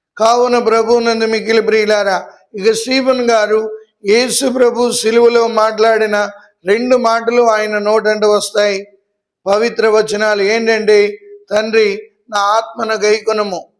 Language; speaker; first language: Telugu; native; Telugu